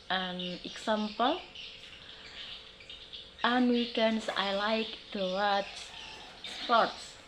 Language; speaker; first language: English; non-native, learner; Indonesian